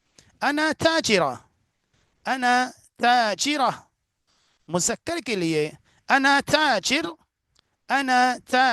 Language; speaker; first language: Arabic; non-native, fluent; Urdu